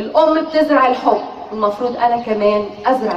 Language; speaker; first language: Arabic; native; Arabic